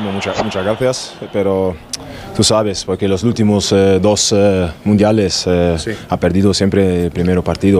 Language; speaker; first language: Spanish; non-native, learner; German